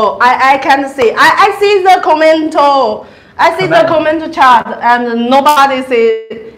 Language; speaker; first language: English; non-native, learner; Chinese